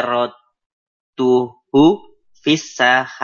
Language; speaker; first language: Arabic; non-native, learner; Indonesian